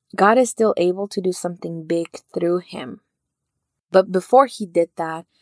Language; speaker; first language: English; early bilingual, other home language; Spanish